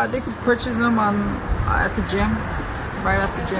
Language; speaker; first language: English; early bilingual, other home language; Spanish